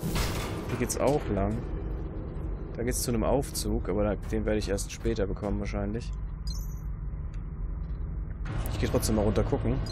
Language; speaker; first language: German; native; German